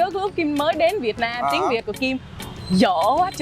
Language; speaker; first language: Vietnamese; non-native, fluent; English